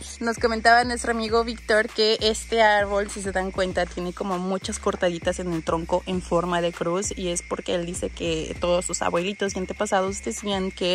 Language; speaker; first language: Spanish; native; Spanish